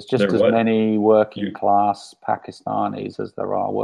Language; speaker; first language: English; native; English